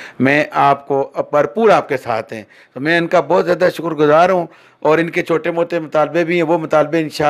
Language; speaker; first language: Urdu; non-native, local second language; Pahari-Potwari